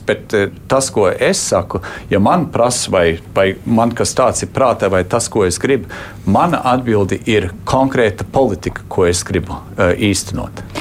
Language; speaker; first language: Latvian; early bilingual, heritage; Latvian